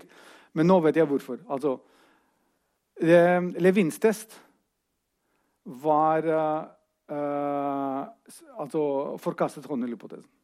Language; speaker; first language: Norwegian; non-native, fluent; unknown